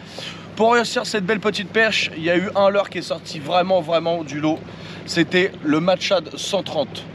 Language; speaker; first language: French; native; French